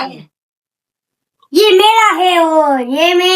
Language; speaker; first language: Hindi; non-native, local second language; Gujarati